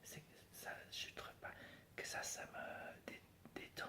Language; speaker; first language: French; non-native, fluent; English